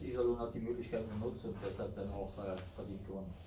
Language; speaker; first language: German; native; German